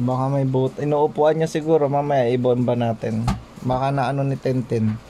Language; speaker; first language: Filipino; native; Filipino